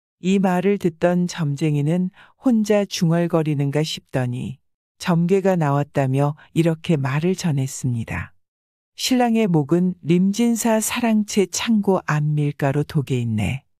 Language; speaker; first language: Korean; native; Korean